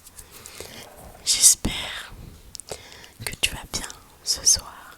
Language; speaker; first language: French; native; French